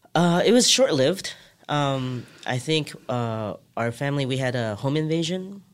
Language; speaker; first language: English; early bilingual, other home language; Cantonese